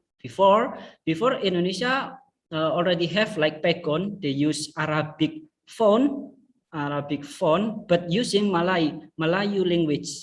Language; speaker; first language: English; non-native, fluent; Indonesian